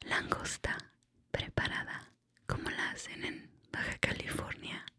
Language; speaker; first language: Spanish; early bilingual, heritage; Spanish